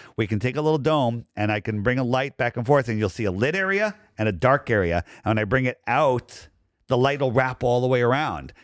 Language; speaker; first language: English; native; English